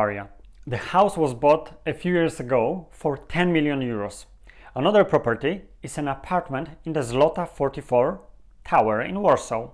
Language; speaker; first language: English; non-native, fluent; Polish